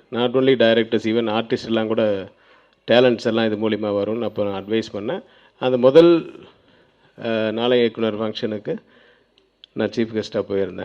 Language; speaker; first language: Tamil; native; Tamil